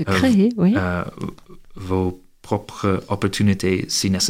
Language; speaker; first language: French; non-native, learner; English